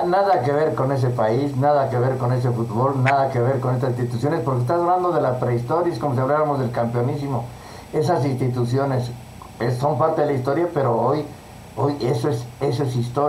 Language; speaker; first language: Spanish; native; Spanish